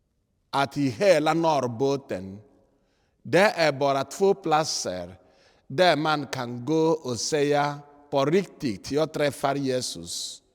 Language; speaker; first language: Swedish; non-native, fluent; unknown